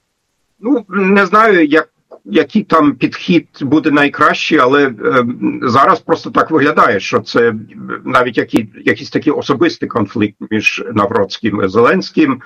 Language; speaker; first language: Ukrainian; non-native, fluent; German